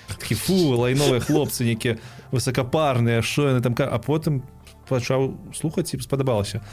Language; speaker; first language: Belarusian; non-native, local second language; Russian